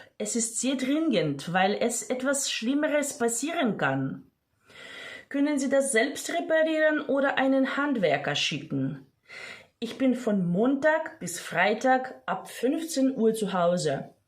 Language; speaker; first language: German; non-native, fluent; Ukrainian